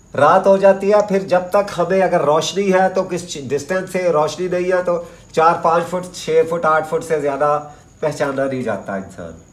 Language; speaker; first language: Urdu; native; Urdu